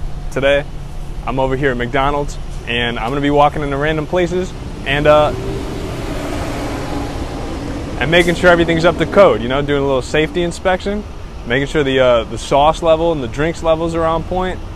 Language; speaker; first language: English; native; English